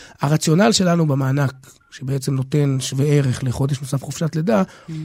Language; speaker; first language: Hebrew; native; Hebrew